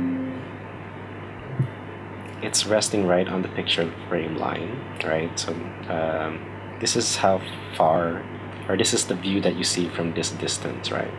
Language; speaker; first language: English; native; English